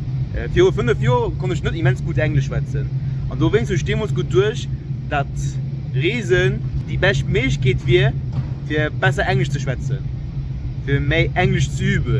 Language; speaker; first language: German; non-native, local second language; Luxembourgish